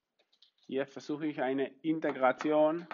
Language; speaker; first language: German; non-native, fluent; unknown